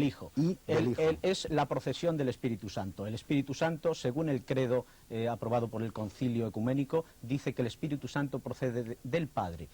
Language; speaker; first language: Spanish; native; Spanish